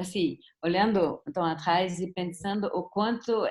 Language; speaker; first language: Portuguese; non-native, fluent; German